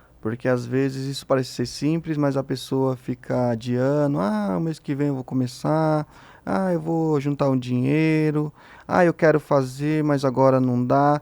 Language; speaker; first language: Portuguese; native; Portuguese